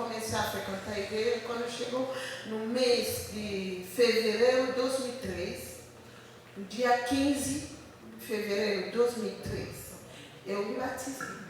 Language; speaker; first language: Portuguese; non-native, learner; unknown